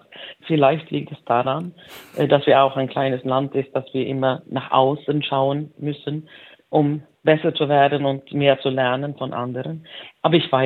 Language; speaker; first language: German; non-native, fluent; Swedish